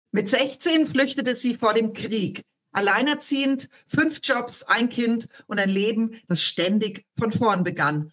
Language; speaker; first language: German; native; German